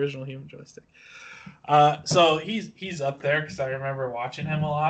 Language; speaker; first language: English; native; English